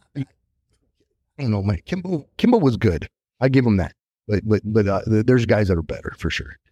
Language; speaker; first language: English; native; English